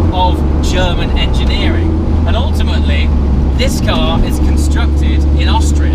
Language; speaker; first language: English; native; English